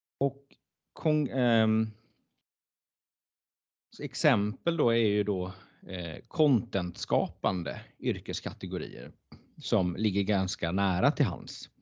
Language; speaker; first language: Swedish; native; Swedish